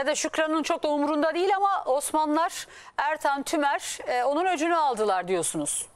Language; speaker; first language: Turkish; native; Turkish